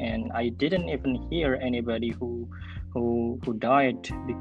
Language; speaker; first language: English; non-native, fluent; Indonesian